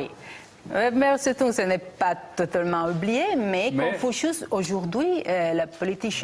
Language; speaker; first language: French; non-native, fluent; Italian